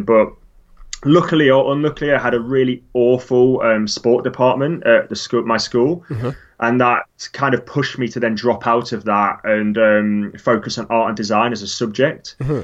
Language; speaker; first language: English; native; English